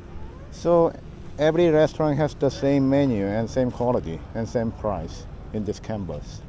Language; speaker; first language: English; non-native, learner; Korean